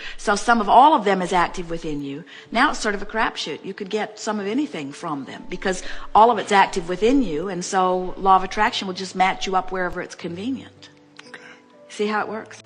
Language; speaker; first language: English; native; English